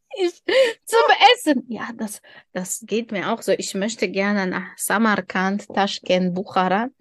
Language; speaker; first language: German; non-native, fluent; Tajik